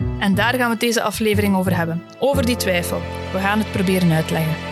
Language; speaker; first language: Dutch; native; Dutch